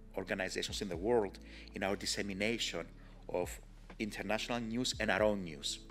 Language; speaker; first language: English; non-native, fluent; Greek